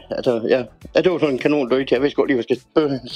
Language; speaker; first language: Danish; native; Danish